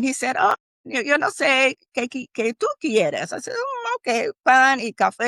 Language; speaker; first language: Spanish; non-native, learner; English